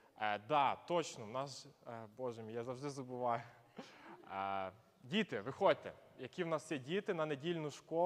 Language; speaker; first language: Ukrainian; native; Ukrainian